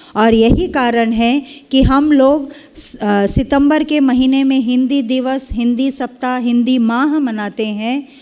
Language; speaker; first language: Hindi; non-native, local second language; Kannada